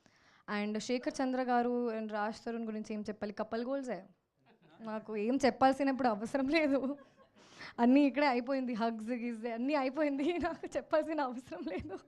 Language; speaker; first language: Telugu; non-native, learner; Hindi